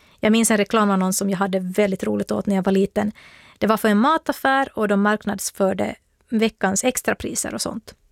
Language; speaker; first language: Swedish; native; Swedish